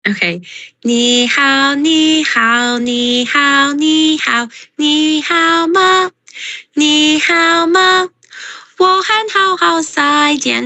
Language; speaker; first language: Chinese; non-native, learner; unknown